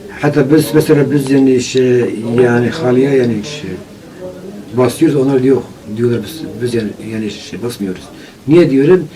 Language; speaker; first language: Turkish; non-native, local second language; Kurdish